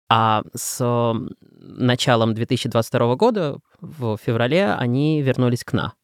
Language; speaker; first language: Russian; native; Russian